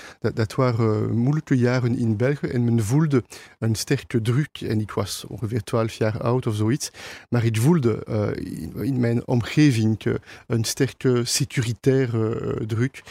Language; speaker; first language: Dutch; non-native, local second language; French